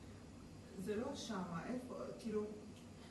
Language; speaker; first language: Hebrew; native; Hebrew